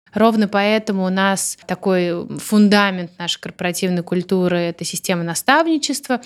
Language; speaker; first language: Russian; native; Russian